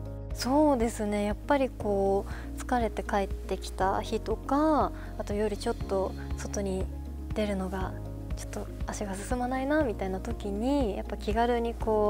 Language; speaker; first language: Japanese; native; Japanese